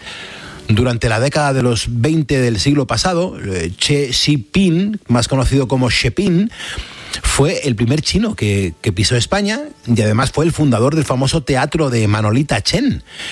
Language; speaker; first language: Spanish; native; Spanish